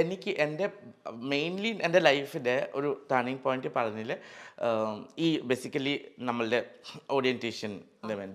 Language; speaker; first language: Malayalam; non-native, learner; Assamese